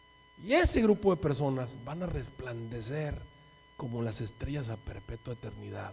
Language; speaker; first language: Spanish; native; Spanish